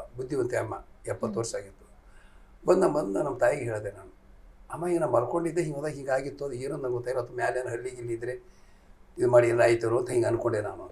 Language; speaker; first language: Kannada; native; Kannada